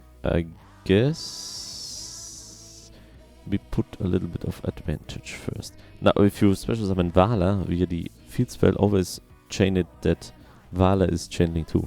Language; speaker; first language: English; non-native, fluent; German